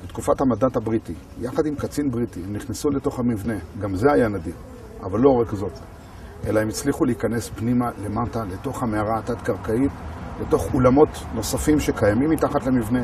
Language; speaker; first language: Hebrew; native; Hebrew